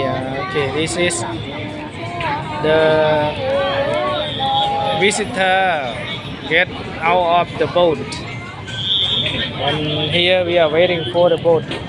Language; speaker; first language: English; non-native, learner; Vietnamese